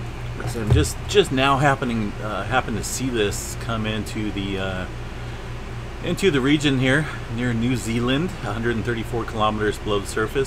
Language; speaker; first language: English; native; English